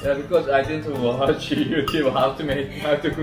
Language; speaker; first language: English; non-native, learner; Korean